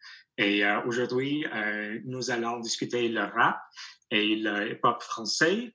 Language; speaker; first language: French; non-native, learner; English